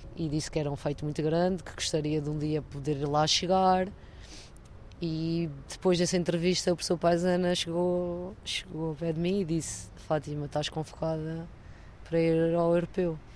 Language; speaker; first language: Portuguese; native; Portuguese